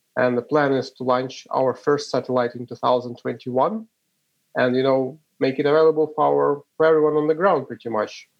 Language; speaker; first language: English; non-native, fluent; Ukrainian